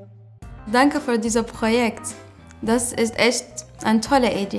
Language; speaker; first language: German; non-native, learner; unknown